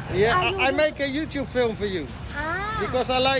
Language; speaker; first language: English; non-native, learner; Dutch